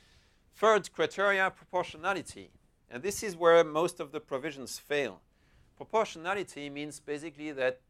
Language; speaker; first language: English; non-native, fluent; French